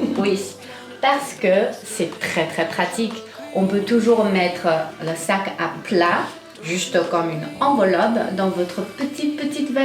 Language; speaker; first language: French; non-native, fluent; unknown